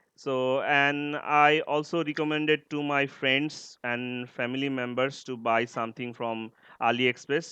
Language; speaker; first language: English; non-native, learner; Bangla